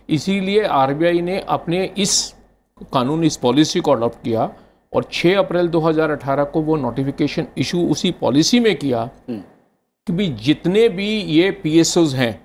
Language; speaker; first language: Hindi; native; Hindi